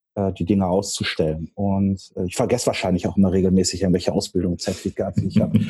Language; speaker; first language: German; native; German